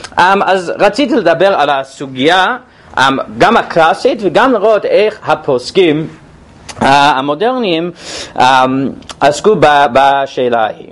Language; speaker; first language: Hebrew; non-native, fluent; English